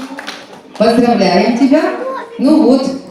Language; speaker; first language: Russian; native; Russian